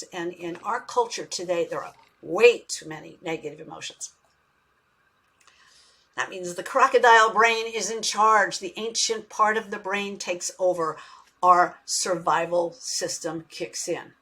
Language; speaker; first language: English; native; English